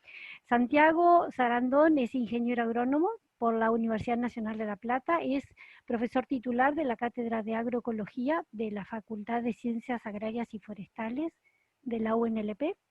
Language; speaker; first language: Spanish; native; Spanish